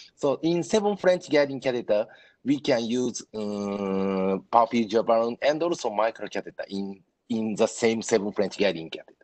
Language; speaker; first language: English; non-native, fluent; Japanese